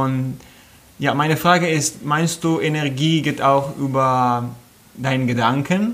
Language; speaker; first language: German; non-native, learner; Italian